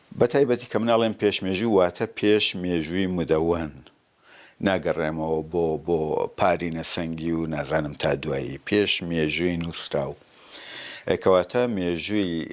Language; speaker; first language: Central Kurdish; native; Central Kurdish